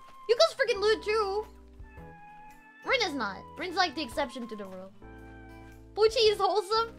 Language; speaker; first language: English; non-native, fluent; Spanish